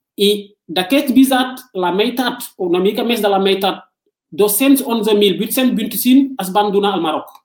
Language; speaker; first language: Catalan; non-native, fluent; Wolof